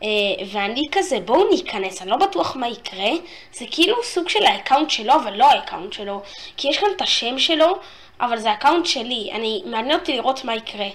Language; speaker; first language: Hebrew; native; Hebrew